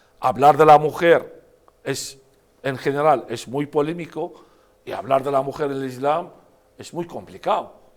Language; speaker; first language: Spanish; non-native, fluent; Arabic